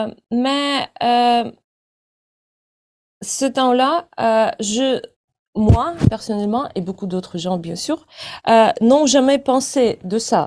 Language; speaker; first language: French; non-native, fluent; Ukrainian